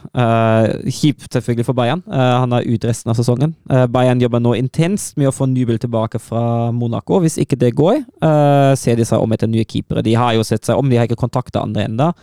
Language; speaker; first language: Norwegian; non-native, fluent; German